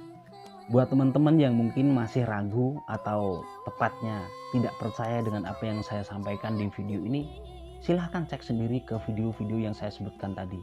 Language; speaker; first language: Indonesian; native; Indonesian